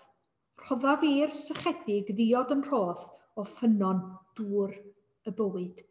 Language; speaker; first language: Welsh; native; Welsh